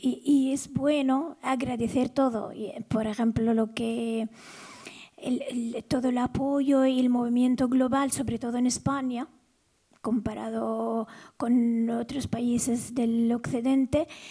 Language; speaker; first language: Spanish; non-native, fluent; Arabic